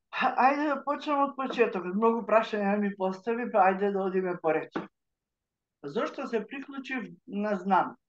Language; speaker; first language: Macedonian; native; Macedonian